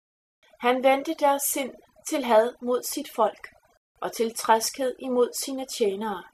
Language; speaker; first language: Danish; native; Danish